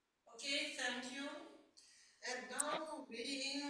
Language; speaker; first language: English; non-native, learner; Ukrainian